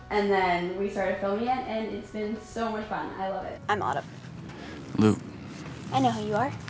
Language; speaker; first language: English; native; English